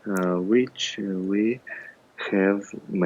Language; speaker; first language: English; non-native, learner; Russian